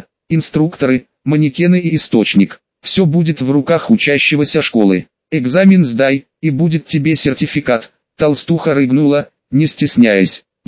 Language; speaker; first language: Russian; native; Russian